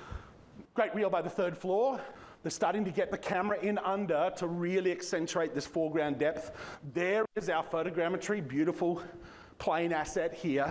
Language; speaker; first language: English; native; English